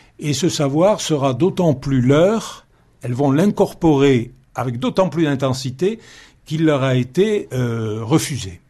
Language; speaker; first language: French; native; French